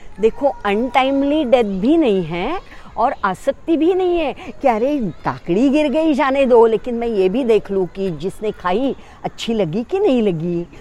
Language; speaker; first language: Hindi; non-native, local second language; Marathi